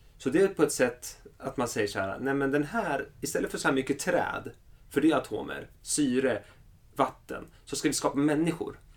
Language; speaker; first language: Swedish; early bilingual, other home language; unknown